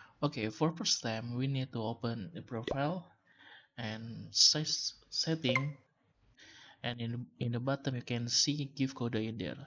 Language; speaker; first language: English; non-native, learner; Malay